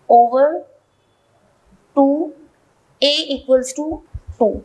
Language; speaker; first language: English; non-native, local second language; Urdu